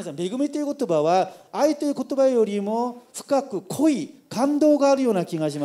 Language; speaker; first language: Japanese; non-native, fluent; Korean